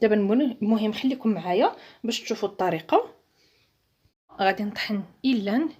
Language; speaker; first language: Arabic; native; Arabic